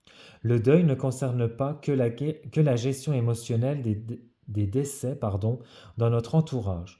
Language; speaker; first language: French; native; French